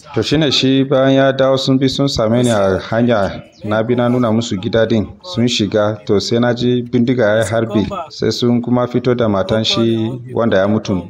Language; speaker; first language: Hausa; non-native, local second language; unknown